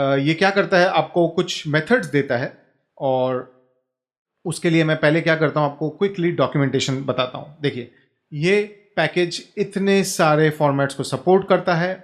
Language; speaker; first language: Hindi; native; Hindi